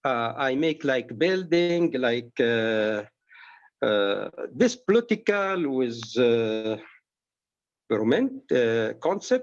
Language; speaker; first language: English; non-native, learner; Arabic